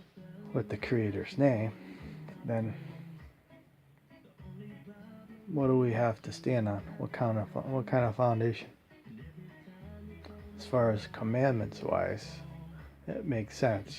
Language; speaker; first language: English; native; English